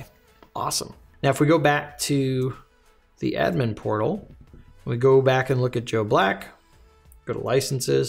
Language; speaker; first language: English; native; English